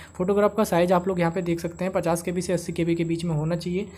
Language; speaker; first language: Hindi; native; Hindi